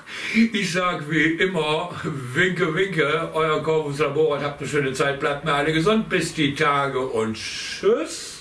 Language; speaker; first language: German; native; German